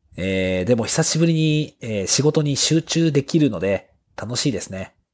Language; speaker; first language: Japanese; native; Japanese